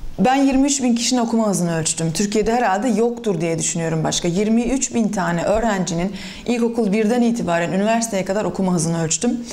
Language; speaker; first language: Turkish; early bilingual, other home language; German